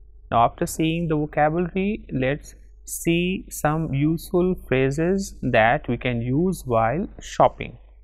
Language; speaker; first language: English; non-native, local second language; Hindi